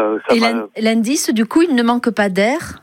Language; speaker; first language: French; native; French